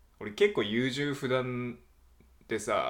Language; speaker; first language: Japanese; native; Japanese